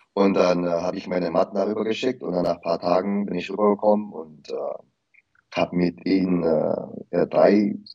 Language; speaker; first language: German; early bilingual, heritage; Indonesian